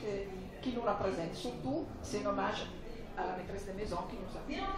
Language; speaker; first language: French; non-native, fluent; Italian